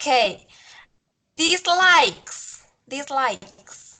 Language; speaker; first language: English; non-native, fluent; Spanish